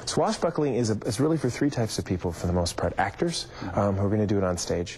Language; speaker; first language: English; native; English